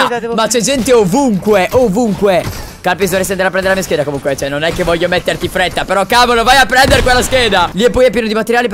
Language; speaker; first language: Italian; native; Italian